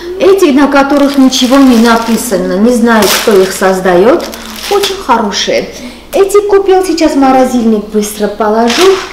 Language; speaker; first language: Russian; non-native, local second language; Armenian